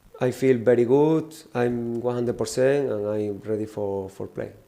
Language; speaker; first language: English; non-native, learner; Spanish